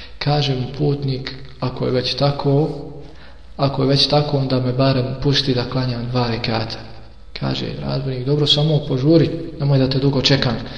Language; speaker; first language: Bosnian; native; Bosnian